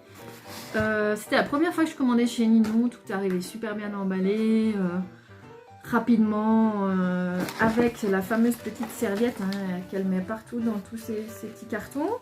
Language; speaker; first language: French; native; French